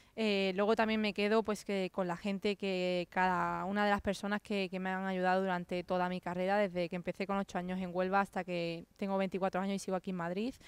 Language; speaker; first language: Spanish; native; Spanish